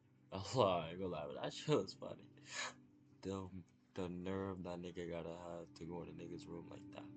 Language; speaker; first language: English; native; English